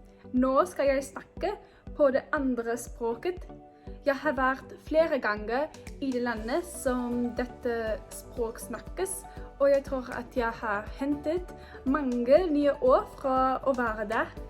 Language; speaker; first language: Norwegian; non-native, fluent; English